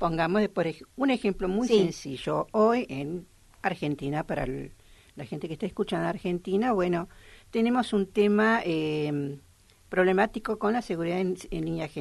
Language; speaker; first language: Spanish; native; Spanish